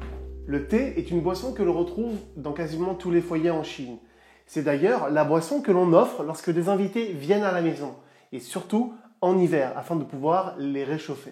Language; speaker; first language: French; native; French